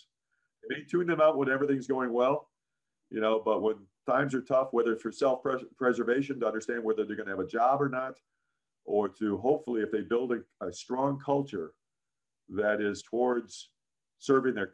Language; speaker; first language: English; native; English